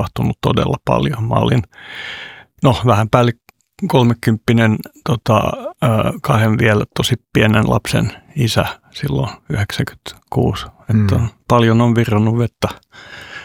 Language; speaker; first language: Finnish; non-native, local second language; Swedish